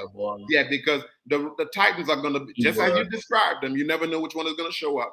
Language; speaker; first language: English; native; English